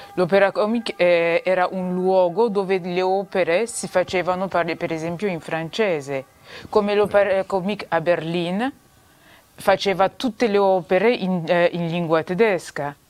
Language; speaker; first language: Italian; non-native, fluent; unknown